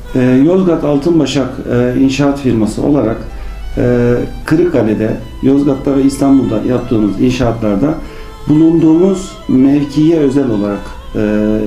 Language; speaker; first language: Turkish; native; Turkish